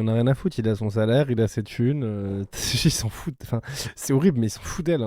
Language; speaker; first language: French; native; French